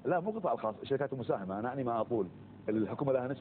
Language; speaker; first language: Arabic; native; Arabic